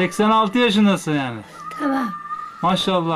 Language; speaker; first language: Turkish; native; Turkish